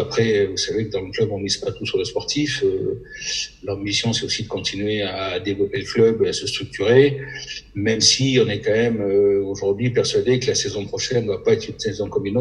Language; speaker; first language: French; native; French